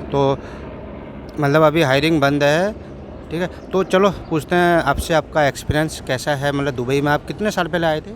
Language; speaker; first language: Hindi; native; Hindi